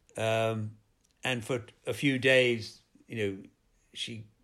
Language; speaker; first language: English; native; English